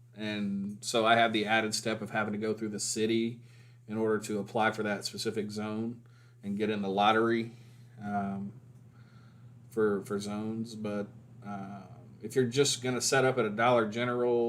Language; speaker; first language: English; native; English